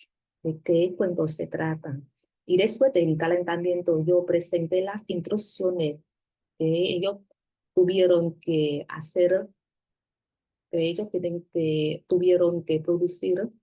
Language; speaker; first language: Spanish; non-native, fluent; Vietnamese